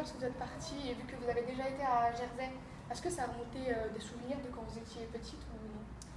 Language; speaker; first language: French; native; French